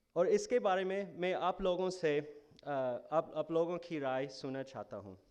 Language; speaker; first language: Hindi; non-native, fluent; English